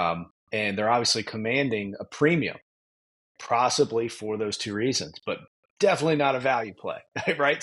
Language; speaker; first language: English; native; English